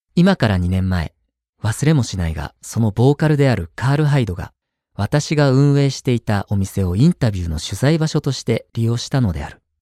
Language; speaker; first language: Japanese; native; Japanese